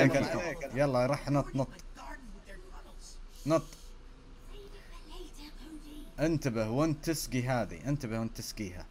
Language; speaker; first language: Arabic; native; Arabic